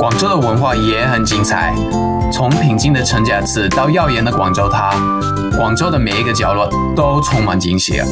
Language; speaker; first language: Chinese; non-native, fluent; English